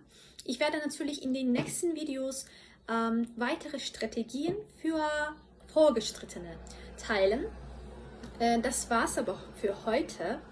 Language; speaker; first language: German; non-native, fluent; Turkish